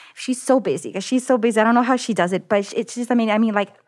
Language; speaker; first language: English; non-native, fluent; Italian